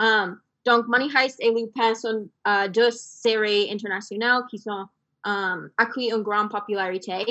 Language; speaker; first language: French; non-native, fluent; English